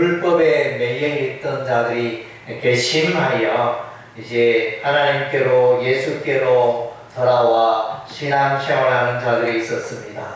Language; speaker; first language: Korean; native; Korean